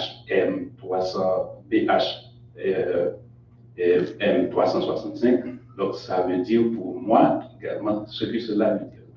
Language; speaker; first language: French; non-native, local second language; Haitian Creole